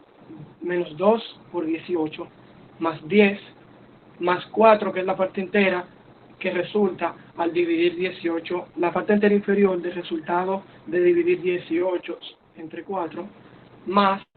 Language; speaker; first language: Spanish; native; Spanish